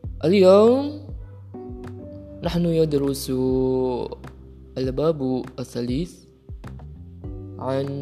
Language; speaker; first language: Arabic; non-native, learner; Indonesian